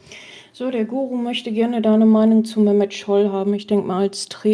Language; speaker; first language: German; native; German